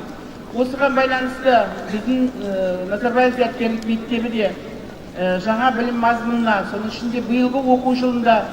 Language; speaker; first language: Kazakh; native; Kazakh